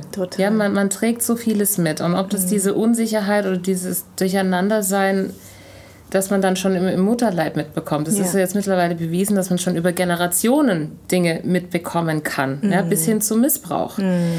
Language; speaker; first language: German; native; German